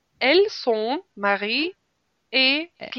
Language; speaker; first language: French; non-native, learner; Russian